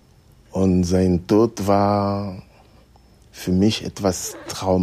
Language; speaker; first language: German; non-native, fluent; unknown